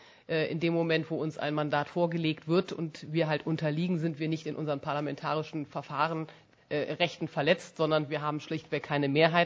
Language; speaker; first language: German; native; German